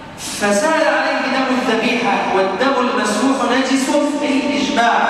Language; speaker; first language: Arabic; native; Arabic